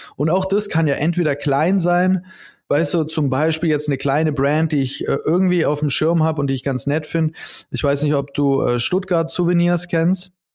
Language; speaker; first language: German; native; German